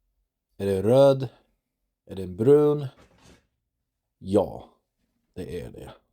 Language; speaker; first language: Swedish; non-native, learner; English